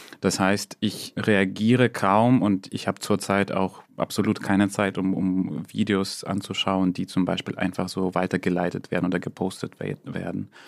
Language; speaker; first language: German; non-native, fluent; Russian